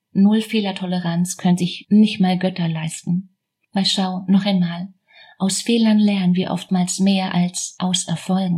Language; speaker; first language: German; native; German